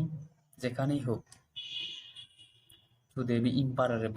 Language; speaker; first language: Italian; non-native, learner; Bangla